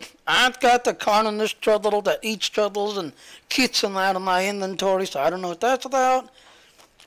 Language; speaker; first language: English; native; English